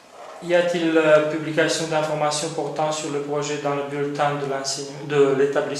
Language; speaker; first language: French; non-native, fluent; Romanian